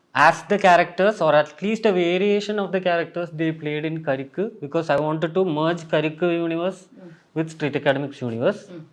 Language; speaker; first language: English; non-native, local second language; Malayalam